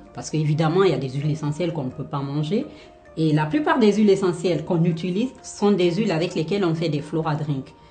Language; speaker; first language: French; non-native, local second language; Fula